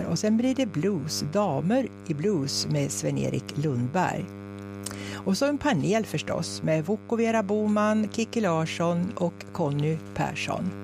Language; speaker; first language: Swedish; native; Swedish